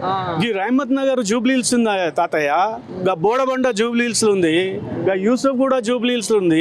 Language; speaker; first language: Telugu; native; Telugu